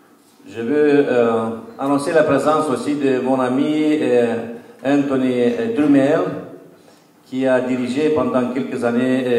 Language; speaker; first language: French; non-native, fluent; Romanian